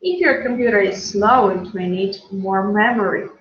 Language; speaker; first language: English; non-native, fluent; Russian